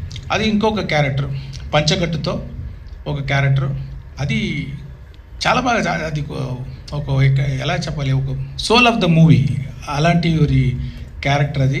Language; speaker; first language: Telugu; non-native, local second language; Tamil